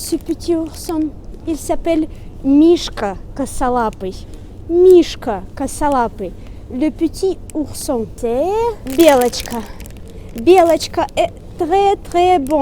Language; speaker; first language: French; non-native, fluent; Russian